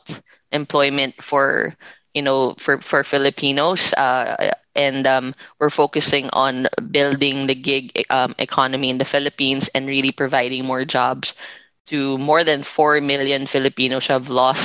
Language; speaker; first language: English; non-native, local second language; Filipino